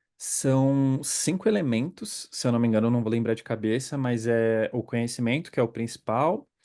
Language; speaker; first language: Portuguese; native; Portuguese